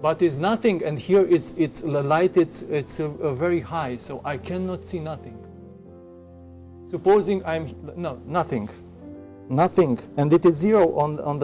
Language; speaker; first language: English; non-native, fluent; Romanian